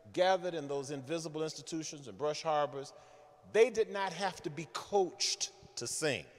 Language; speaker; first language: English; native; English